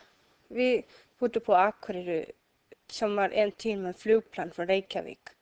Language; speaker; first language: Swedish; non-native, learner; Icelandic